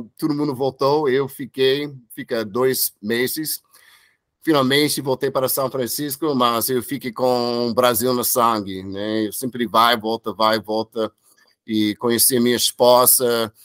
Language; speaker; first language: Portuguese; non-native, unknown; English